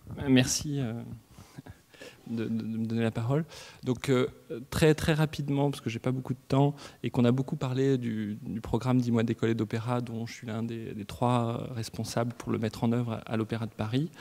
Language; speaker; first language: French; native; French